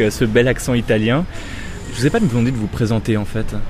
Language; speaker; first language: French; native; French